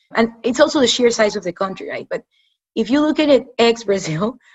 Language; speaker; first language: English; non-native, fluent; Spanish